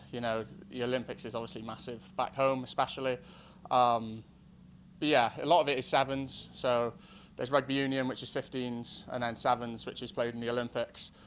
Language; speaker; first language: English; native; English